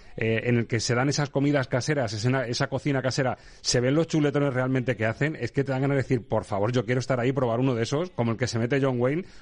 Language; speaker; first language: Spanish; native; Spanish